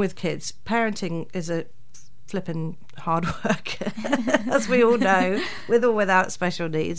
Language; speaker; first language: English; native; English